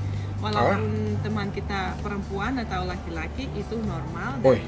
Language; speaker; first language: Indonesian; non-native, fluent; Russian